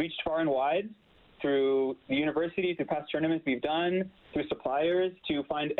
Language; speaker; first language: English; native; English